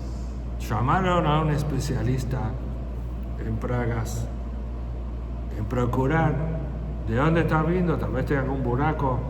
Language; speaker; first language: Portuguese; non-native, fluent; Spanish